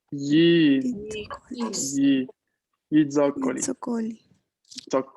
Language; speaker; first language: Italian; non-native, fluent; Spanish